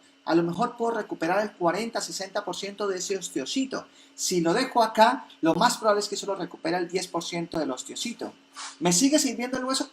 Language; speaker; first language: Spanish; native; Spanish